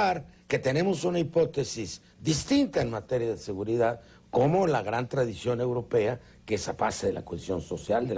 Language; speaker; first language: Spanish; native; Spanish